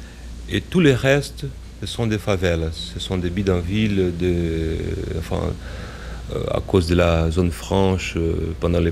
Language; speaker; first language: French; non-native, fluent; Portuguese